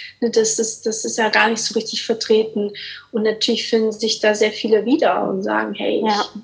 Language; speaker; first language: German; early bilingual, other home language; Portuguese